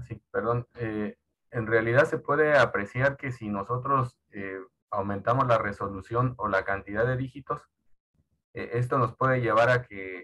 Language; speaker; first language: Spanish; native; Spanish